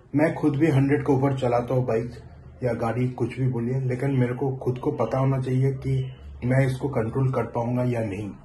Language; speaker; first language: Hindi; non-native, local second language; Bangla